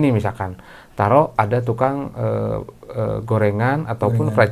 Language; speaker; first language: Indonesian; non-native, local second language; Sundanese